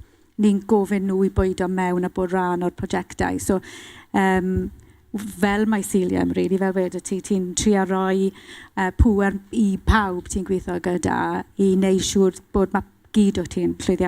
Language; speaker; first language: Welsh; non-native, local second language; English